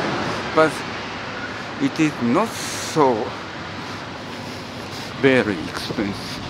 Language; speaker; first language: English; non-native, learner; Japanese